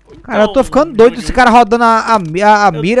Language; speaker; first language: Portuguese; native; Portuguese